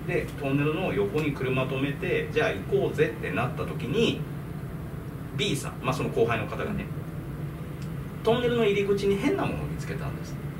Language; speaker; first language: Japanese; native; Japanese